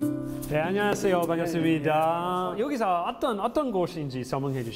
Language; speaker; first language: Korean; non-native, fluent; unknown